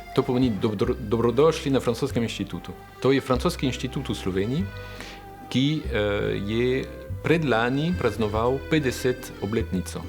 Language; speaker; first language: Slovenian; non-native, fluent; French